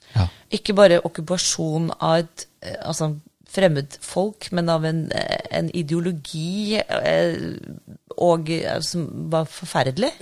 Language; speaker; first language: Norwegian; native; Norwegian